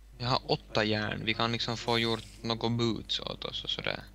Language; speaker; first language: Swedish; non-native, local second language; Finnish